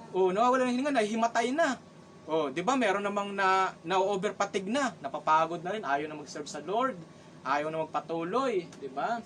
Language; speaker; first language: Filipino; non-native, local second language; Cebuano